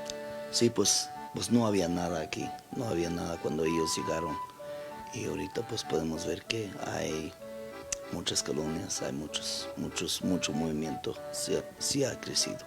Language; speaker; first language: Spanish; non-native, local second language; Plautdietsch